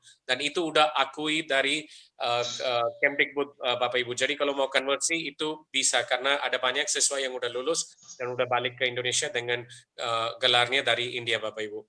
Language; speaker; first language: Indonesian; non-native, fluent; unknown